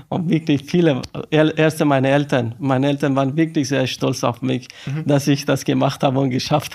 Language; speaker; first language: German; non-native, learner; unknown